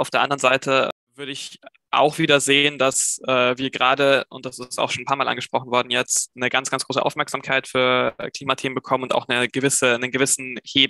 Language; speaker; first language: German; native; German